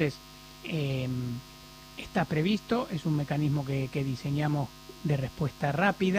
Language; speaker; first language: Spanish; native; Spanish